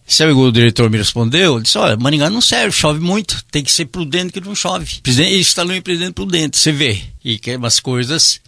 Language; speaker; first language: Portuguese; native; Portuguese